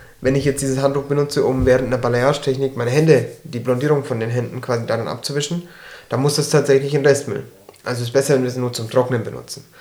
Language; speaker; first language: German; early bilingual, other home language; Turkish